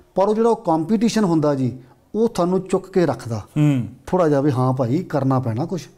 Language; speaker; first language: Punjabi; native; Punjabi